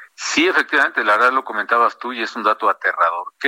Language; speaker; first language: Spanish; native; Spanish